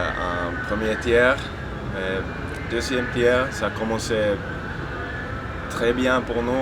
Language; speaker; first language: French; non-native, fluent; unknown